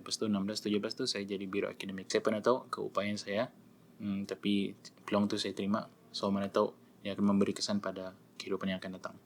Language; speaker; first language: Malay; native; Malay